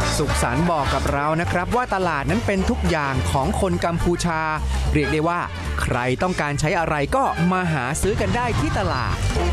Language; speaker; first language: Thai; native; Thai